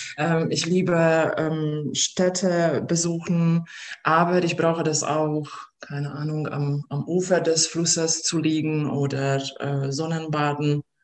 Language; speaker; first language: German; non-native, fluent; Hungarian